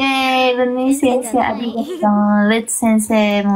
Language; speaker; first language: English; non-native, fluent; Japanese